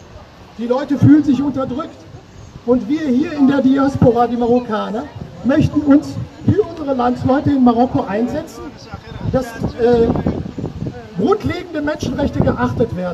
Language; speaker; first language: German; early bilingual, other home language; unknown